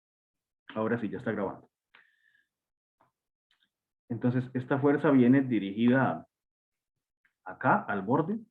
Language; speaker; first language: Spanish; native; Spanish